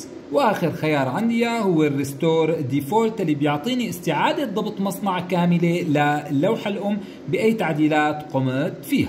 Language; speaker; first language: Arabic; native; Arabic